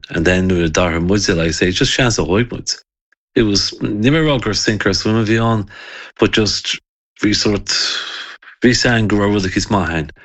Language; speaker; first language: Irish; native; Irish